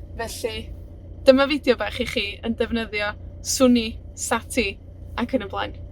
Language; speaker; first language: Welsh; non-native, learner; Spanish